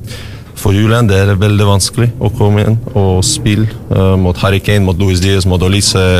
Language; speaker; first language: Norwegian; non-native, fluent; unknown